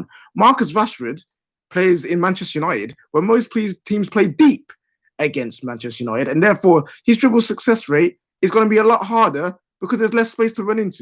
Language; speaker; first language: English; native; English